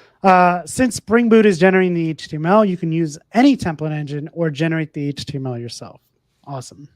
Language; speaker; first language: English; native; English